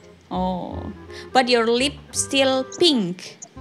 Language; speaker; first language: English; non-native, learner; Indonesian